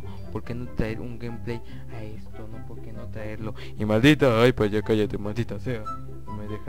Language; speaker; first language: Spanish; native; Spanish